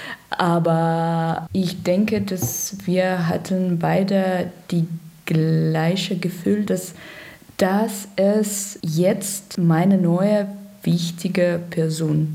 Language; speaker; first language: German; non-native, learner; Russian